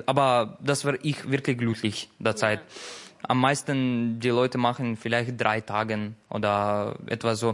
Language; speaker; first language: German; non-native, learner; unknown